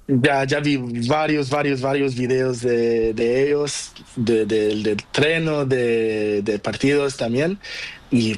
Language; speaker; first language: Spanish; non-native, learner; Portuguese